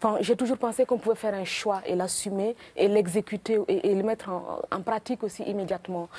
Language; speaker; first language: French; non-native, local second language; Mossi